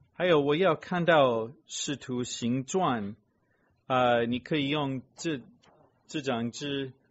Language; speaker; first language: Chinese; non-native, fluent; English